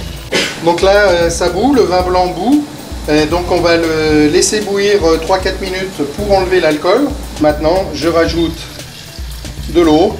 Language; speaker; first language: French; native; French